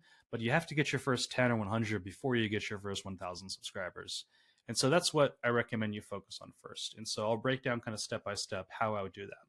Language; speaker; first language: English; native; English